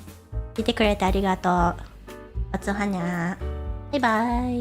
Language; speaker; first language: Japanese; non-native, fluent; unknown